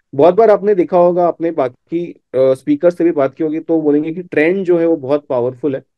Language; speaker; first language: Hindi; non-native, local second language; Gujarati